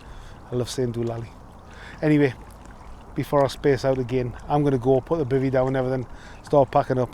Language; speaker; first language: English; native; English